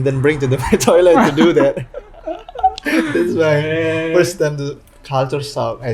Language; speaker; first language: English; non-native, learner; Indonesian